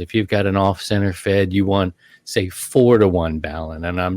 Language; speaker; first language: English; native; English